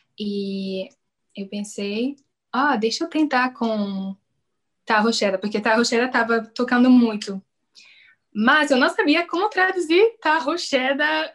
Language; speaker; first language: Portuguese; non-native, fluent; English